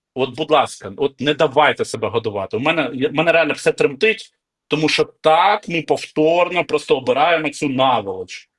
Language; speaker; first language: Ukrainian; native; Ukrainian